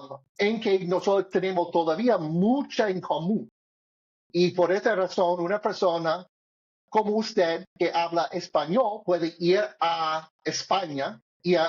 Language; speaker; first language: Spanish; non-native, learner; English